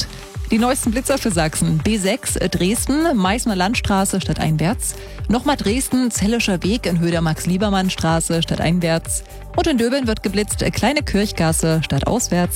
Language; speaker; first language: German; native; German